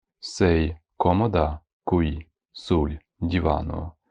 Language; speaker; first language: Italian; non-native, fluent; Ukrainian